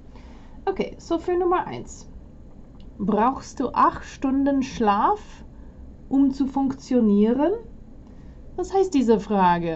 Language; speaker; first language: German; non-native, fluent; English